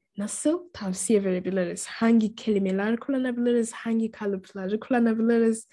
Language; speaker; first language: Turkish; non-native, fluent; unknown